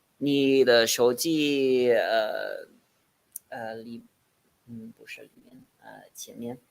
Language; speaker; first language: Chinese; non-native, learner; English